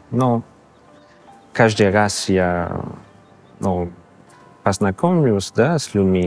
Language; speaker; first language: Russian; non-native, fluent; English